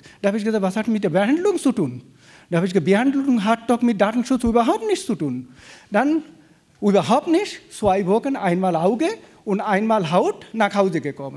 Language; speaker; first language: German; non-native, fluent; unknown